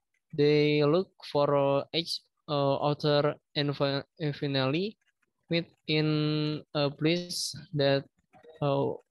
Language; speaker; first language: English; non-native, learner; Indonesian